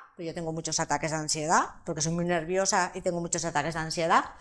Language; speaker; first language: Spanish; non-native, local second language; Catalan